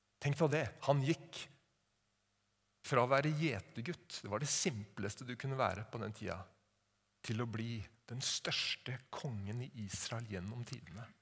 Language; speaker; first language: Norwegian; native; Norwegian